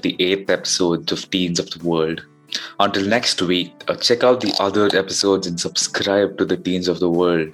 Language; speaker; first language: English; non-native, local second language; Hindi